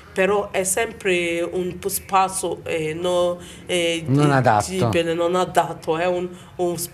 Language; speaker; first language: Italian; non-native, learner; Bini